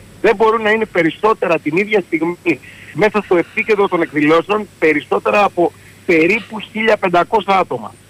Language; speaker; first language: Greek; native; Greek